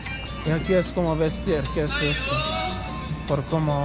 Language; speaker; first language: Spanish; non-native, learner; Croatian